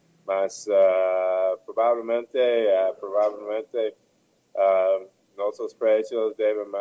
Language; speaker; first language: Portuguese; non-native, fluent; English